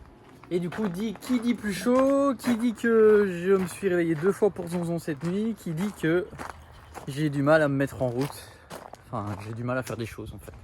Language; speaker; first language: French; native; French